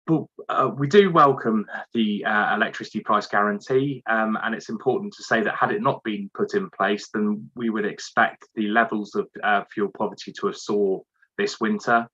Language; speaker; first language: English; native; English